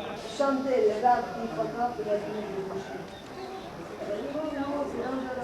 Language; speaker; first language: French; non-native, fluent; Hindi